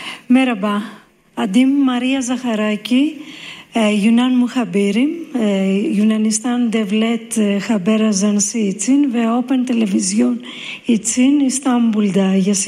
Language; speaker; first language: Turkish; non-native, fluent; Greek